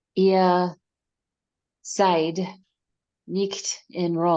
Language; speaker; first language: German; non-native, learner; English